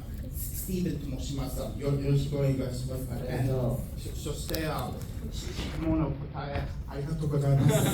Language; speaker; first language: Japanese; non-native, learner; English